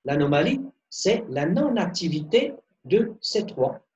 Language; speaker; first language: French; non-native, local second language; Arabic